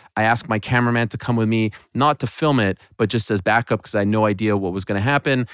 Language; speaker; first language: English; native; English